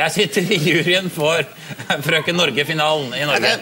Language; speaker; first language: Norwegian; native; Norwegian